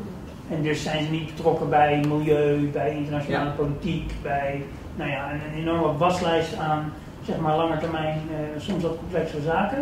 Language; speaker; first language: Dutch; native; Dutch